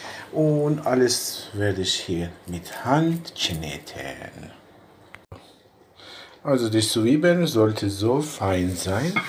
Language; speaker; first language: German; non-native, fluent; Persian